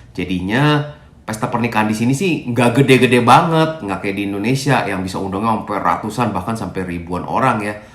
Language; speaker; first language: Indonesian; native; Indonesian